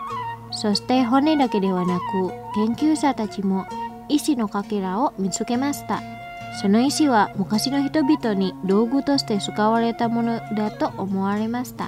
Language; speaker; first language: Japanese; non-native, fluent; Indonesian